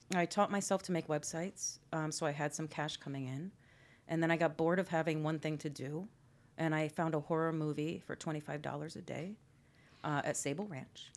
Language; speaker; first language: English; native; English